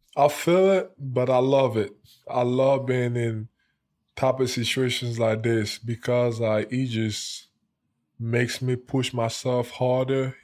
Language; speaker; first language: English; non-native, local second language; French